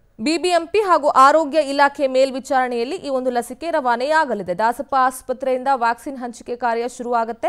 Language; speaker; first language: Kannada; native; Kannada